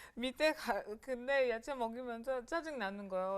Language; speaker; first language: Korean; non-native, fluent; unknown